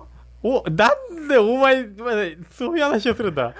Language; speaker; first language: Japanese; native; Japanese